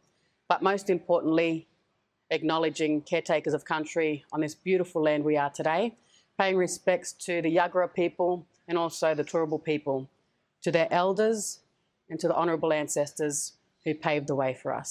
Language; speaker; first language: English; native; English